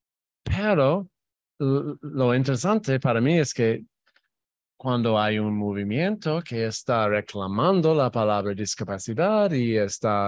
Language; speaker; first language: Spanish; non-native, fluent; English